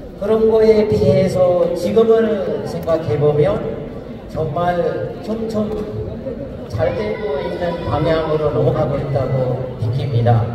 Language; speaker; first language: Korean; non-native, fluent; Sinhala